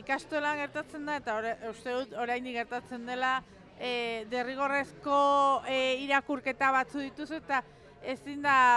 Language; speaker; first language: Basque; non-native, local second language; Spanish